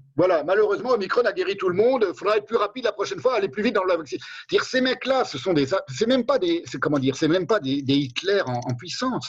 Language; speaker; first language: French; native; French